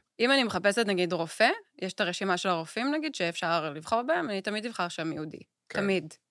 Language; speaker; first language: Hebrew; native; Hebrew